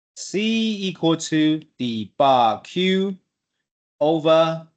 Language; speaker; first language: English; non-native, fluent; Chinese